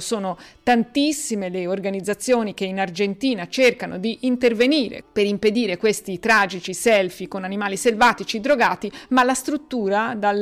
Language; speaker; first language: Italian; native; Italian